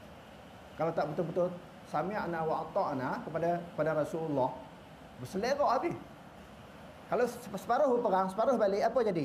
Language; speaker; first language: Malay; native; Malay